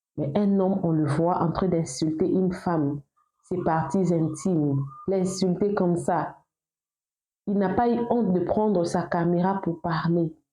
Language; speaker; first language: French; non-native, local second language; Lingala